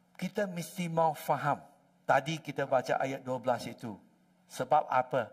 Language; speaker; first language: Malay; non-native, local second language; Chinese